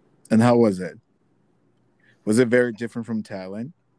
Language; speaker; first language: English; non-native, fluent; Portuguese